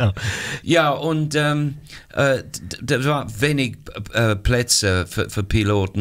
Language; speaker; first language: German; non-native, fluent; English